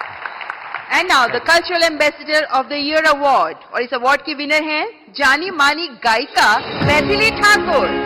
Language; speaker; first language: Hindi; native; Hindi